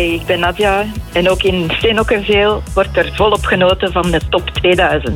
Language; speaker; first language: Dutch; native; Dutch